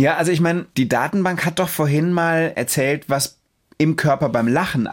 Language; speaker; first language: German; native; German